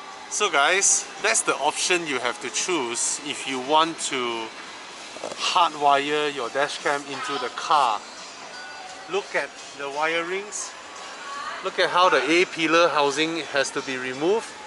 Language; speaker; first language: English; non-native, local second language; Chinese